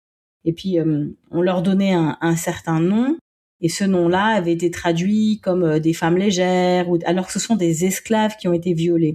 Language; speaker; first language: French; native; French